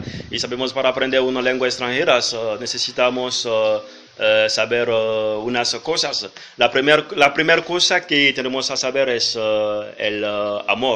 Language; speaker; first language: Spanish; non-native, learner; French